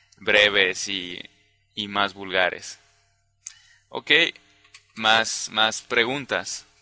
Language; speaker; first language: Spanish; native; Spanish